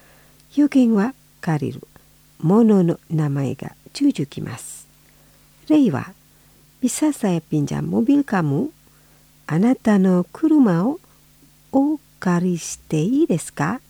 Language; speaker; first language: Japanese; non-native, fluent; Indonesian